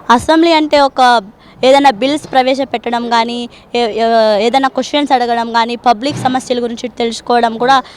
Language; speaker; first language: Telugu; native; Telugu